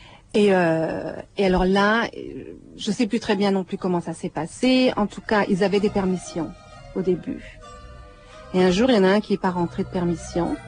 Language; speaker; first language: French; native; French